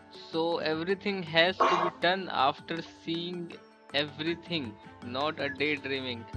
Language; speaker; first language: English; non-native, local second language; Hindi